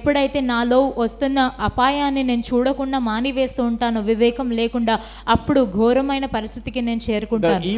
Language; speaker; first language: Telugu; native; Telugu